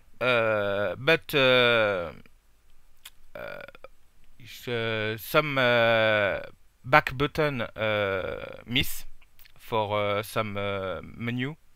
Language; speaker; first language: English; non-native, learner; French